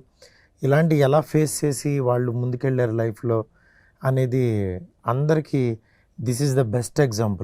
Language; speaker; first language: Telugu; native; Telugu